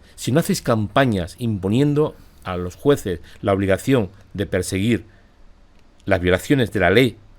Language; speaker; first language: Spanish; native; Spanish